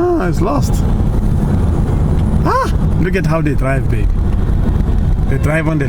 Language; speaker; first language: English; non-native, local second language; Zulu